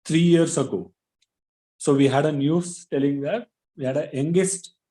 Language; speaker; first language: English; non-native, local second language; Kannada